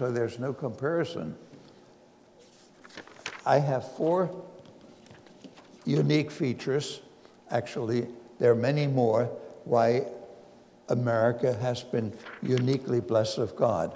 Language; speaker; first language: English; non-native, fluent; German